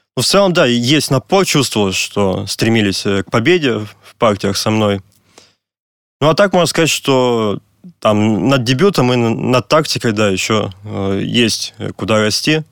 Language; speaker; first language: Russian; native; Russian